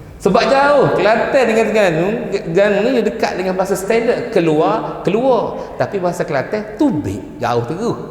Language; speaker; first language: Malay; native; Malay